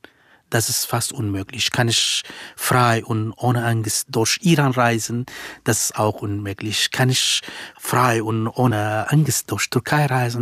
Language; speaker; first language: German; non-native, fluent; Kurdish